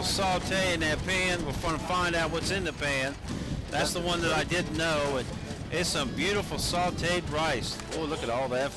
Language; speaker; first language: English; native; English